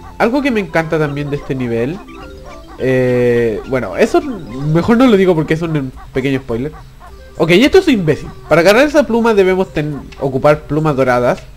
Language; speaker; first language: Spanish; native; Spanish